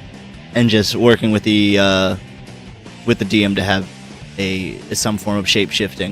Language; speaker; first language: English; native; English